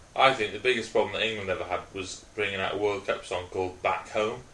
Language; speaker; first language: English; native; English